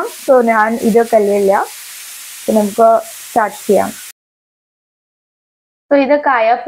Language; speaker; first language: Malayalam; non-native, learner; Hindi